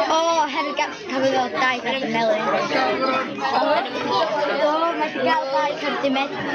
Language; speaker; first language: Welsh; non-native, local second language; English